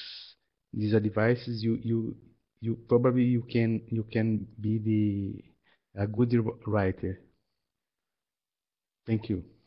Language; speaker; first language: English; non-native, learner; Portuguese